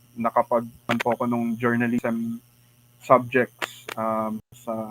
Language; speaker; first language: Filipino; native; Filipino